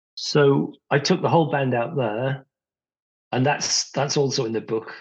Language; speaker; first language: English; native; English